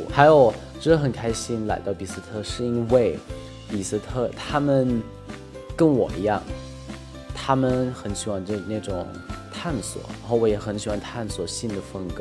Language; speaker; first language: Chinese; non-native, fluent; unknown